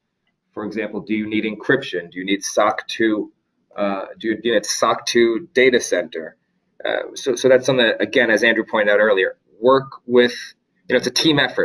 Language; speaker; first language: English; native; English